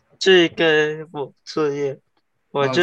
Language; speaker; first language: Chinese; early bilingual, heritage; Chinese